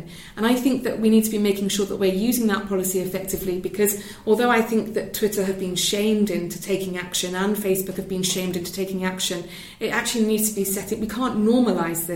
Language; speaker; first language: English; native; English